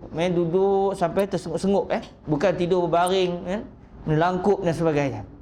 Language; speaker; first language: Malay; native; Malay